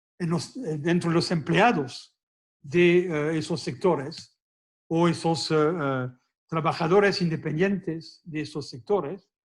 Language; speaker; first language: Spanish; non-native, fluent; French